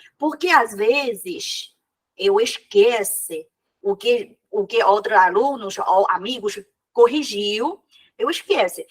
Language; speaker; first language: Portuguese; non-native, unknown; Chinese